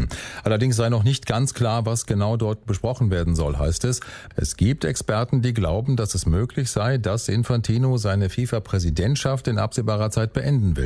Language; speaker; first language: German; native; German